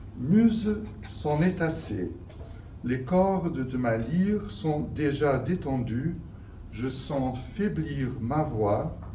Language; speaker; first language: French; non-native, fluent; Portuguese